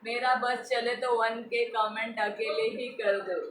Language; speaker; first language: Hindi; non-native, local second language; Marathi